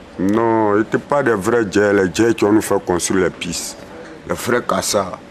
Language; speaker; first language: French; native; French